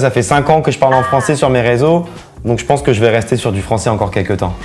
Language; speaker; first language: French; native; French